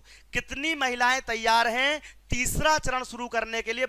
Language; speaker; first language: Hindi; native; Hindi